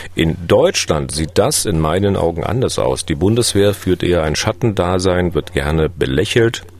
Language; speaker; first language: German; native; German